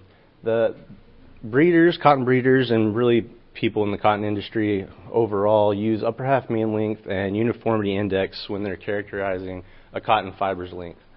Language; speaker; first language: English; native; English